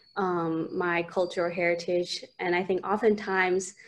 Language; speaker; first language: English; native; English